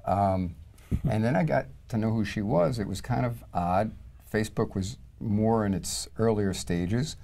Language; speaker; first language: English; native; English